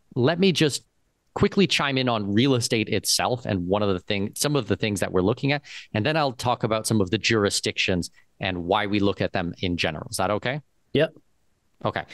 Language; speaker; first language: English; native; English